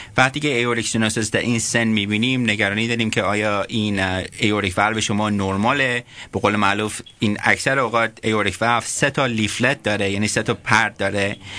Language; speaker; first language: Persian; early bilingual, heritage; Persian